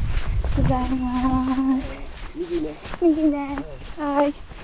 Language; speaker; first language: Japanese; native; Japanese